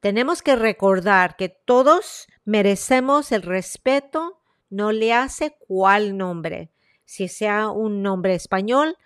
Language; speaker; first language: Spanish; early bilingual, heritage; Spanish